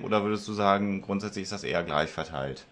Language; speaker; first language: German; native; German